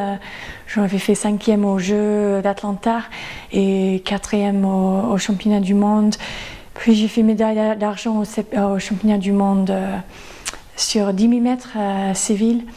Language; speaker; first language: French; non-native, fluent; English